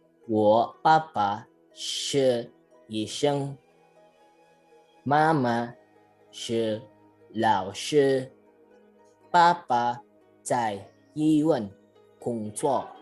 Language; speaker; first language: Chinese; non-native, learner; Indonesian